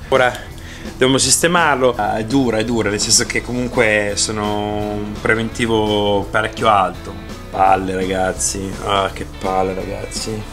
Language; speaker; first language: Italian; native; Italian